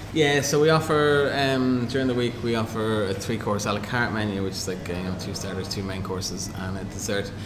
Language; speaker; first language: English; native; English